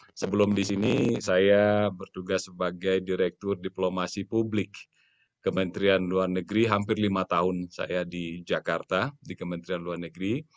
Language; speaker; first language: Indonesian; native; Indonesian